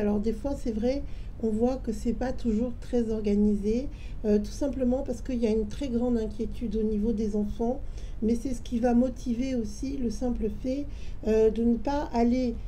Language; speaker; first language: French; native; French